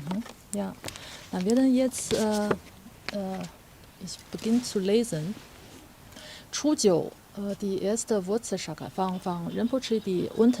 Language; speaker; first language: German; non-native, fluent; Chinese